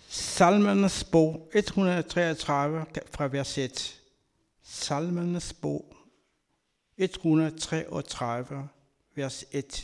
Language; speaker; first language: Danish; non-native, learner; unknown